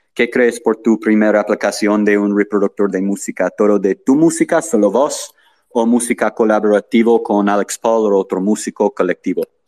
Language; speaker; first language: Spanish; non-native, learner; English